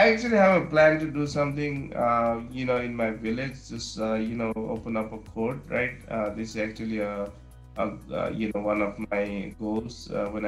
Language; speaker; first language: English; non-native, local second language; Nepali